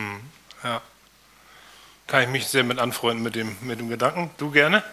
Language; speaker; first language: German; native; German